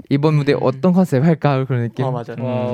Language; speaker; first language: Korean; non-native, fluent; Chinese